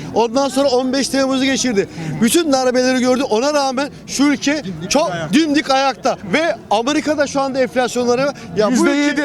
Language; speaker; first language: Turkish; non-native, local second language; Kurdish